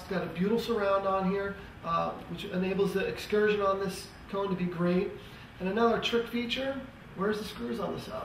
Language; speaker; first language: English; native; English